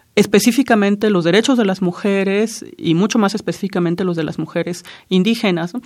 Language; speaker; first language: Spanish; non-native, local second language; Zapotec